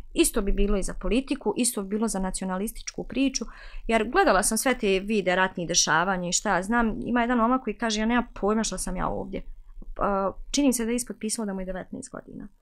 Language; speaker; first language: Bosnian; native; Bosnian